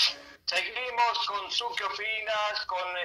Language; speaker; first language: Spanish; native; Spanish